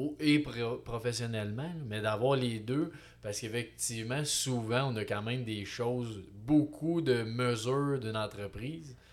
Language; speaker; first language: French; native; French